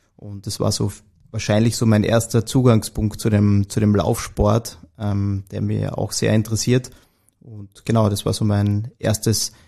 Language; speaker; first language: German; native; German